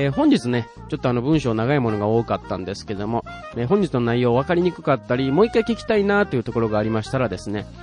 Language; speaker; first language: Japanese; native; Japanese